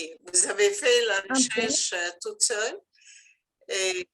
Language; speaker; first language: French; non-native, local second language; Arabic